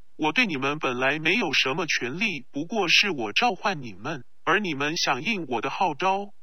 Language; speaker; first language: Chinese; non-native, local second language; Cantonese